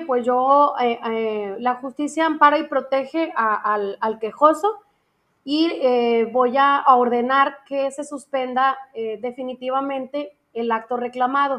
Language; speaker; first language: Spanish; native; Spanish